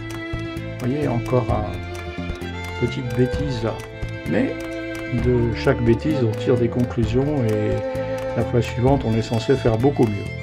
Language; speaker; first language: French; native; French